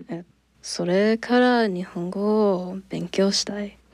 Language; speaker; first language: Japanese; non-native, learner; English